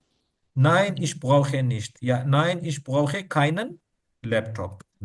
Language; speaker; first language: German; non-native, fluent; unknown